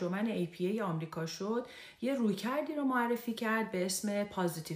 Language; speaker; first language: Persian; native; Persian